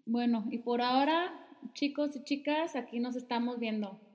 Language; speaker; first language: Spanish; early bilingual, heritage; Spanish